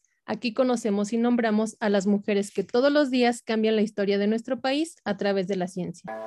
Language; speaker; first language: Spanish; native; Spanish